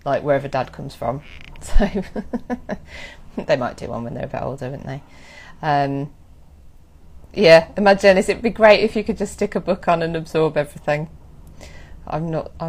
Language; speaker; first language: English; native; English